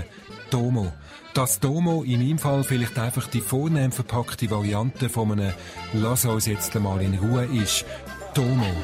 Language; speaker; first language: German; native; German